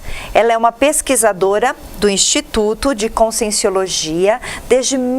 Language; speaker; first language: Portuguese; native; Portuguese